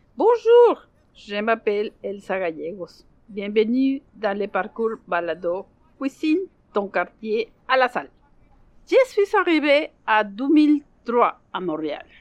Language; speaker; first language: French; non-native, learner; Spanish